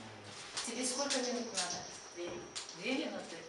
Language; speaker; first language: Russian; non-native, local second language; Kazakh